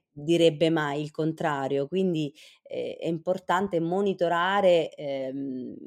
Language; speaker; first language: Italian; native; Italian